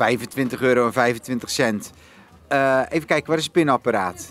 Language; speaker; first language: Dutch; native; Dutch